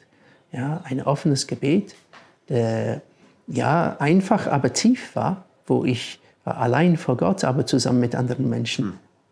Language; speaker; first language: German; non-native, fluent; English